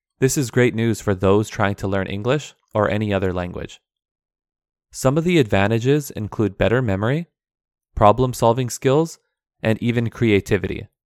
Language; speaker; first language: English; early bilingual, other home language; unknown